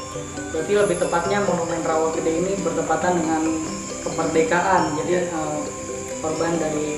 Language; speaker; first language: Indonesian; native; Indonesian